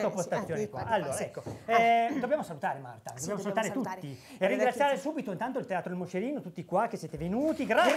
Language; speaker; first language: Italian; native; Italian